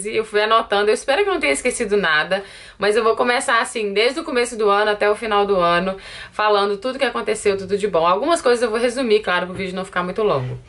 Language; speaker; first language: Portuguese; native; Portuguese